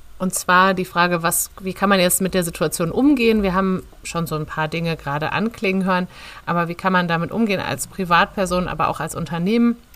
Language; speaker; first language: German; native; German